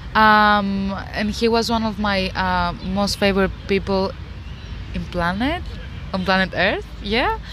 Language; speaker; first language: English; non-native, fluent; Greek